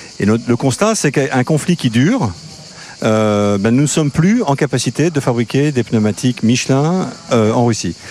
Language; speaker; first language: French; native; French